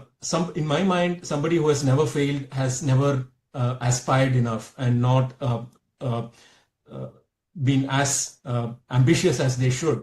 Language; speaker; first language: English; non-native, local second language; Tamil